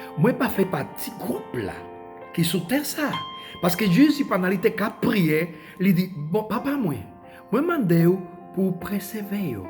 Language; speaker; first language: Haitian Creole; non-native, fluent; Spanish